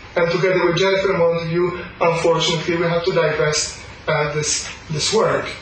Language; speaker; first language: English; non-native, local second language; Maltese